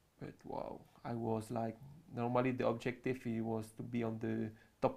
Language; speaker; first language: English; non-native, learner; French